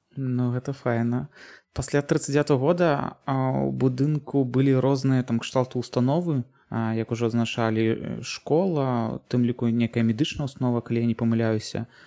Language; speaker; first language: Belarusian; native; Belarusian